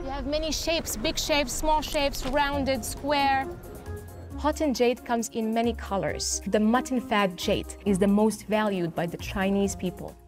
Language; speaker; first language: English; non-native, fluent; Arabic